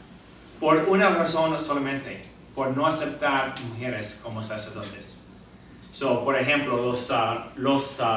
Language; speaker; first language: Spanish; non-native, fluent; English